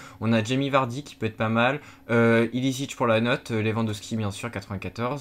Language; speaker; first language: French; native; French